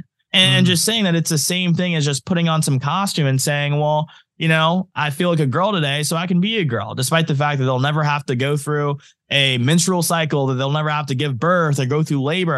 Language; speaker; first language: English; native; English